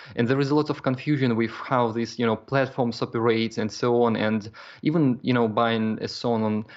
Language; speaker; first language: English; non-native, fluent; Russian